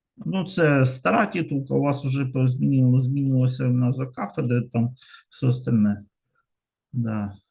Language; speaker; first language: Ukrainian; non-native, local second language; Russian